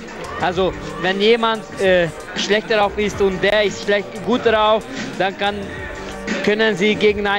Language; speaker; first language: German; non-native, fluent; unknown